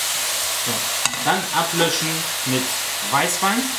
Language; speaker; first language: German; native; German